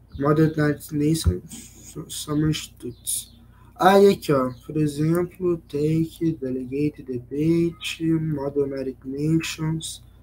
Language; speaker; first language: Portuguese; native; Portuguese